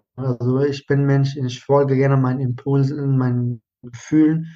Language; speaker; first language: German; non-native, fluent; Arabic